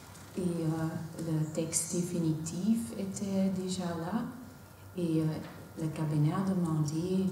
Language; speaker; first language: French; non-native, local second language; Dutch